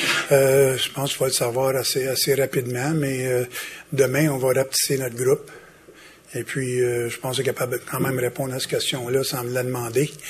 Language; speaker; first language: French; native; French